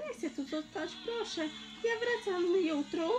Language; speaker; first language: Polish; non-native, fluent; Portuguese